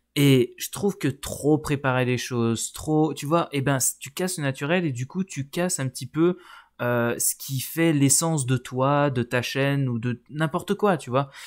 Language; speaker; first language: French; native; French